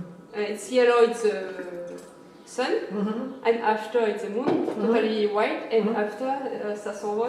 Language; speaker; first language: English; non-native, learner; French